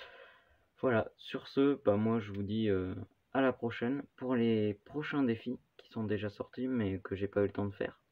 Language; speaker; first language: French; native; French